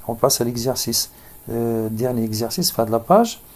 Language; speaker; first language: French; non-native, local second language; Arabic